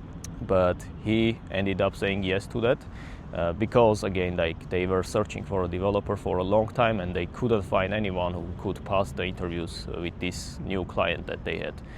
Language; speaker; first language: English; non-native, fluent; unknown